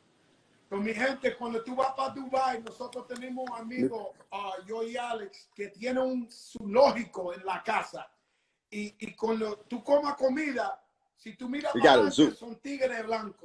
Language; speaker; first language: Spanish; early bilingual, heritage; English